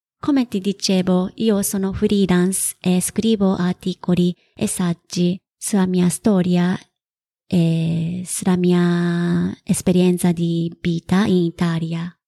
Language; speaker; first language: Italian; non-native, fluent; Japanese